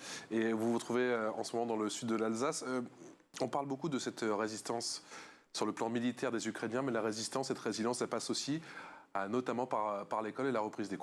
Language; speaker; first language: French; native; French